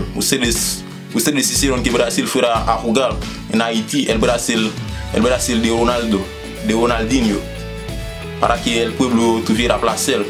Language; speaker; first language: Spanish; non-native, fluent; Haitian Creole